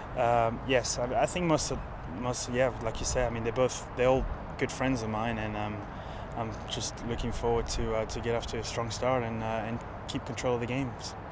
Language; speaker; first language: English; non-native, fluent; French